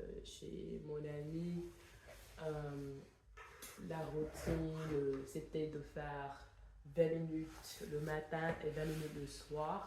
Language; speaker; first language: French; non-native, fluent; English